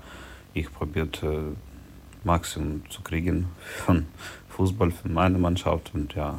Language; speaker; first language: German; non-native, learner; Ukrainian